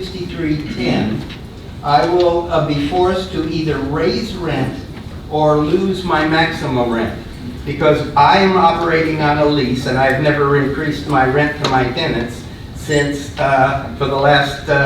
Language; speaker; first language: English; native; English